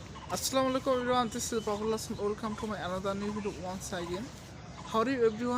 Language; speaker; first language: English; non-native, local second language; Bangla